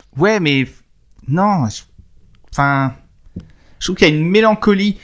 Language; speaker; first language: French; native; French